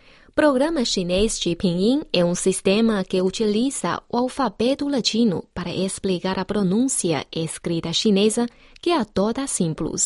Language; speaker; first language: Portuguese; non-native, fluent; Chinese